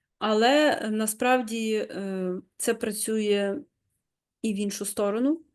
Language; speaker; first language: Ukrainian; native; Ukrainian